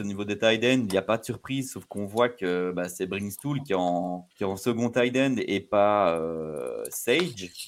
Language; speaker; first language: French; native; French